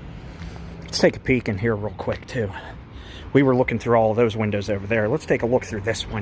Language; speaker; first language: English; native; English